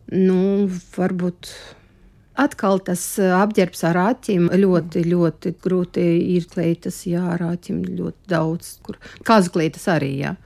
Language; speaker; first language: Latvian; non-native, local second language; Russian